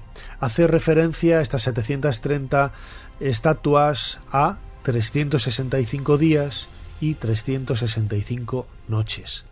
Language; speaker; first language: Spanish; native; Spanish